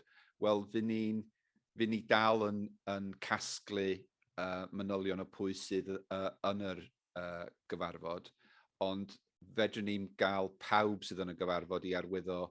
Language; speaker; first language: Welsh; non-native, local second language; English